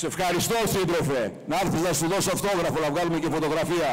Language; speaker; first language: Greek; native; Greek